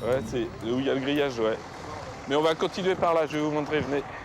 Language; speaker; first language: French; native; French